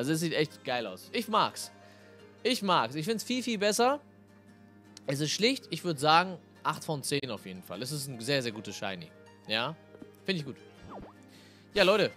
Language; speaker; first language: German; native; German